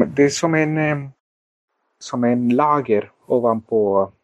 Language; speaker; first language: Swedish; non-native, fluent; Spanish